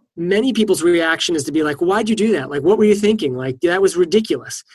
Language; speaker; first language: English; native; English